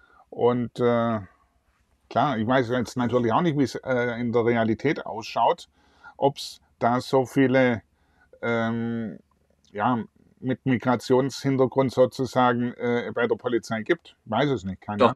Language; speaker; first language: German; native; German